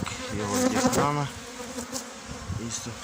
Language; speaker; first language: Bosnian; non-native, learner; Russian